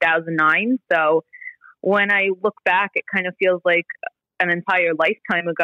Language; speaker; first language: English; early bilingual, other home language; Italian